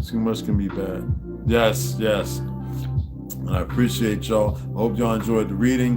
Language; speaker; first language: English; native; English